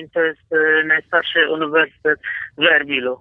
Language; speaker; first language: Polish; non-native, fluent; Kurdish